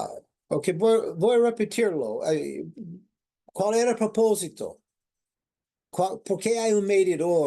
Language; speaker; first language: Spanish; non-native, fluent; English